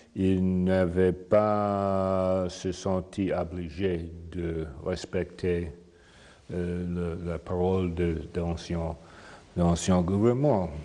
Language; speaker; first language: French; non-native, fluent; English